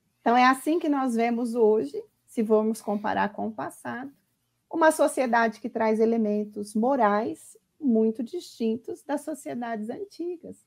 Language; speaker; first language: Portuguese; native; Portuguese